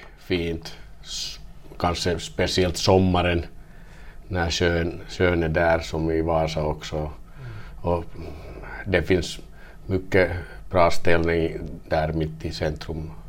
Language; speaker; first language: Swedish; non-native, fluent; Finnish